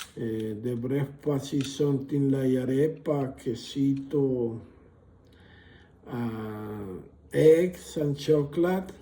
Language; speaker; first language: English; non-native, learner; Spanish